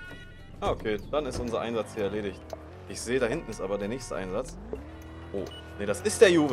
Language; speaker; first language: German; native; German